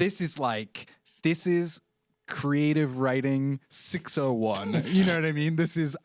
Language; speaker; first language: English; native; English